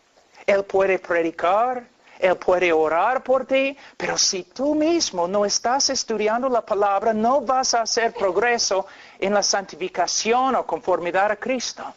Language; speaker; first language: Spanish; non-native, fluent; English